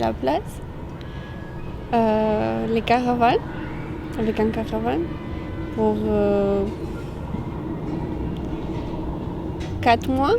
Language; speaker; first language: French; non-native, learner; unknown